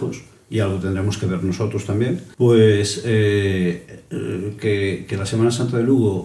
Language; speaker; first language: Spanish; native; Spanish